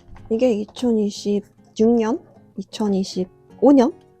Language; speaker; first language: Korean; native; Korean